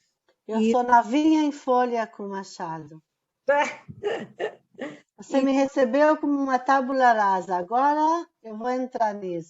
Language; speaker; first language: Portuguese; non-native, fluent; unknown